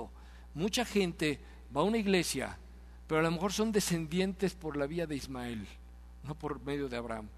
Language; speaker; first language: Spanish; native; Spanish